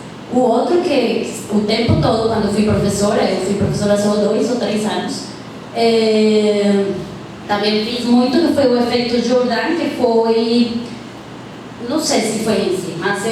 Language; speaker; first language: Portuguese; non-native, fluent; Spanish